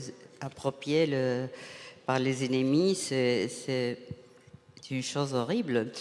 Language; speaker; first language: French; non-native, fluent; Spanish